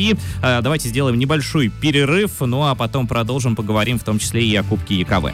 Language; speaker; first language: Russian; native; Russian